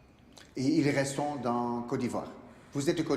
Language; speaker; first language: French; non-native, learner; Dutch